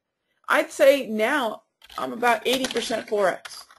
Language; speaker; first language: English; native; English